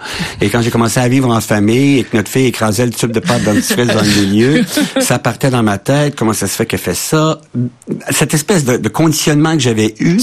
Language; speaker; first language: French; native; French